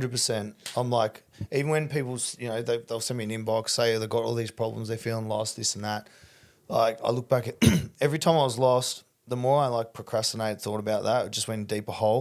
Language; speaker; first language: English; native; English